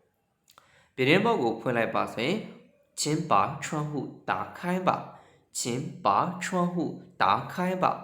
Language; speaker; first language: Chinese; non-native, fluent; Burmese